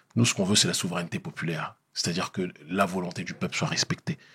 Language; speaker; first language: French; native; French